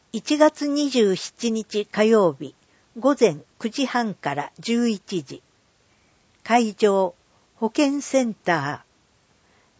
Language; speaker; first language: Japanese; native; Japanese